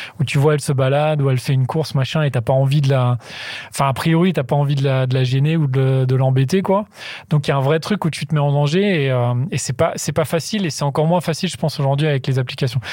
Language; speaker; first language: French; native; French